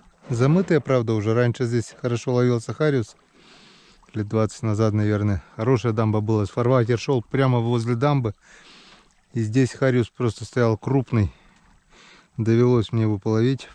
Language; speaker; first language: Russian; native; Russian